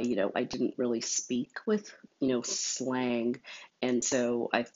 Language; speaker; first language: English; native; English